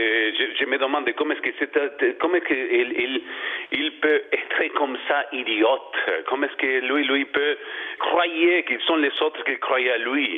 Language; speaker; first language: French; non-native, learner; Spanish